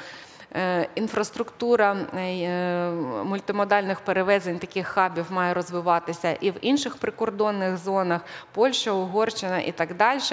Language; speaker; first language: Ukrainian; native; Ukrainian